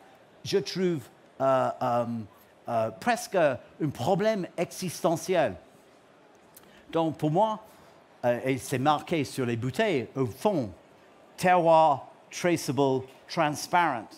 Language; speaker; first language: French; non-native, learner; English